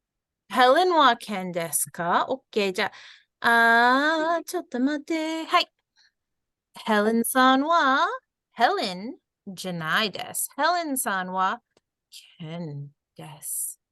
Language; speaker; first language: Japanese; non-native, fluent; English